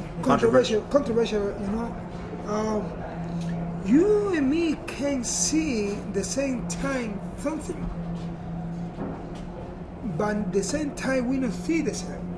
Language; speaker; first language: English; non-native, learner; Spanish